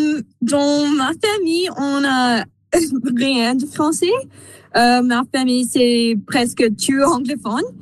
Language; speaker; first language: French; non-native, local second language; English